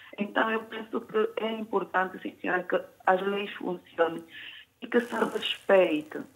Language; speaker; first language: Portuguese; native; Portuguese